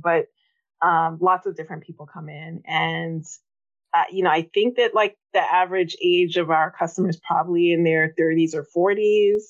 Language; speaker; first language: English; native; English